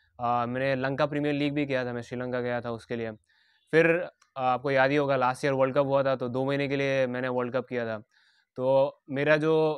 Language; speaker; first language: Hindi; non-native, local second language; Bangla